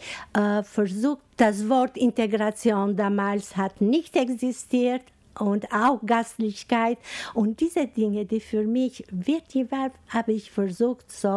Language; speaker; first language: German; non-native, fluent; Albanian